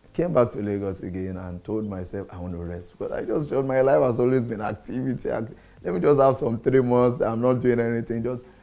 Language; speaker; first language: English; non-native, local second language; Yoruba